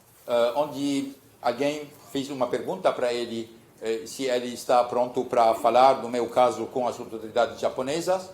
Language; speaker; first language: Portuguese; early bilingual, heritage; Portuguese